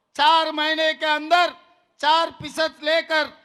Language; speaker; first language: Hindi; non-native, local second language; Telugu